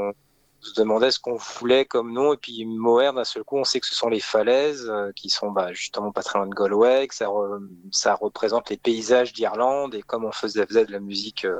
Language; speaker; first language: French; native; French